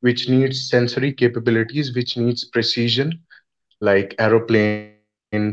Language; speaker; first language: English; non-native, local second language; Hindi